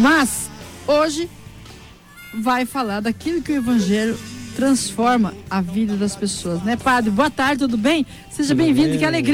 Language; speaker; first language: Portuguese; native; Portuguese